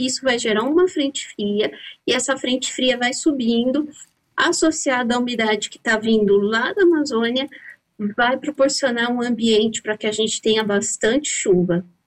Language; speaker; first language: Portuguese; native; Portuguese